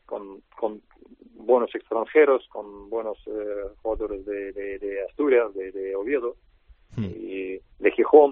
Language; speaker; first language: Spanish; non-native, learner; Russian